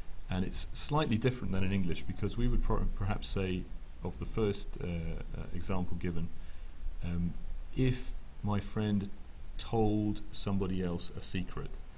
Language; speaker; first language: English; native; English